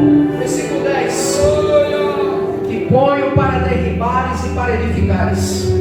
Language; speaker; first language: Portuguese; native; Portuguese